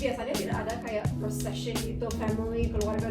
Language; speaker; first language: Indonesian; non-native, fluent; English